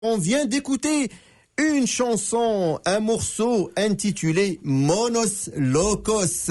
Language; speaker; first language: French; native; French